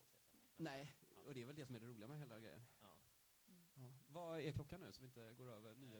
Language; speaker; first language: Swedish; native; Swedish